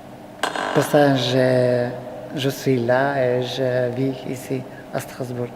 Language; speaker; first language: French; non-native, learner; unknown